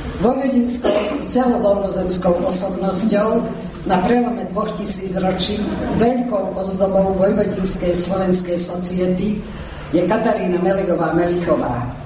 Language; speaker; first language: Slovak; early bilingual, heritage; Slovak